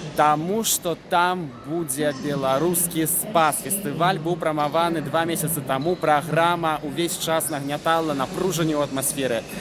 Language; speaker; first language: Belarusian; native; Belarusian